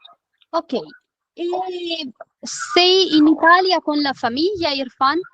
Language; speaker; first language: Italian; non-native, fluent; Urdu